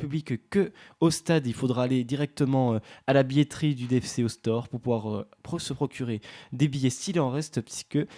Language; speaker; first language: French; native; French